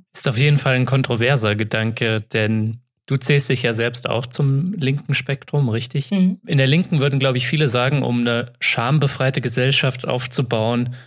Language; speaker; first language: German; native; German